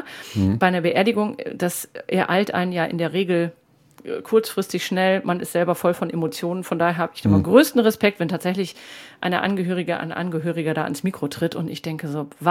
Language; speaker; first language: German; native; German